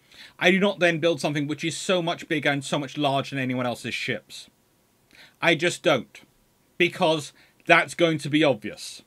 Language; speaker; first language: English; native; English